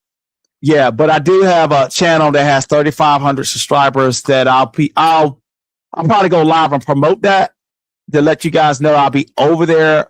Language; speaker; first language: English; native; English